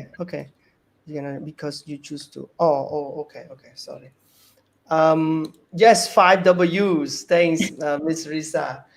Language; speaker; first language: English; non-native, fluent; Khmer